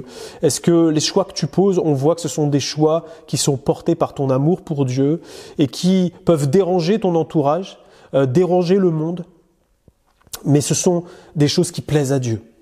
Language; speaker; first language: French; native; French